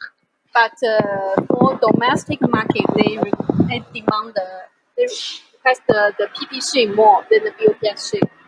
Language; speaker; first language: English; non-native, fluent; Chinese